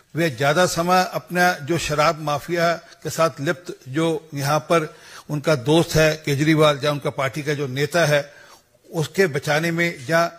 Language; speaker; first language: Hindi; non-native, local second language; Punjabi